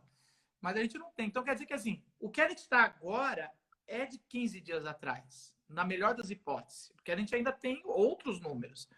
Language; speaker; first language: Portuguese; native; Portuguese